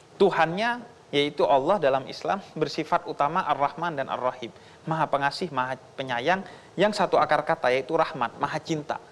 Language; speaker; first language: Indonesian; native; Indonesian